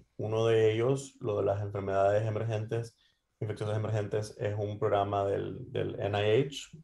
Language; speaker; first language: Spanish; native; Spanish